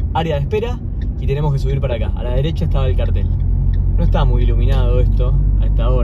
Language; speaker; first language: Spanish; native; Spanish